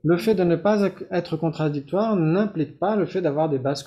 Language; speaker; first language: French; native; French